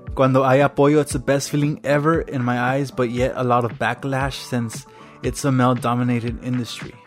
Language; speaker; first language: English; early bilingual, other home language; Spanish